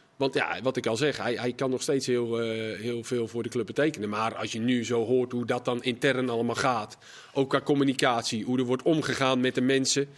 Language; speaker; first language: Dutch; native; Dutch